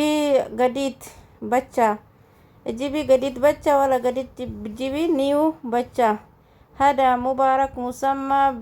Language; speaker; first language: Arabic; non-native, learner; Oromo